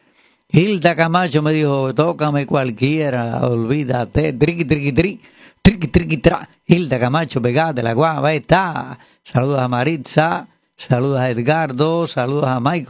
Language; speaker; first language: Spanish; native; Spanish